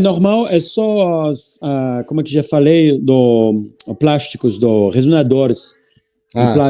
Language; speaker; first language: Portuguese; non-native, learner; French